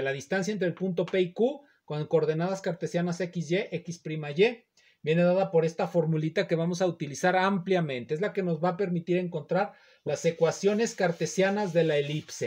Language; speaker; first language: Spanish; native; Spanish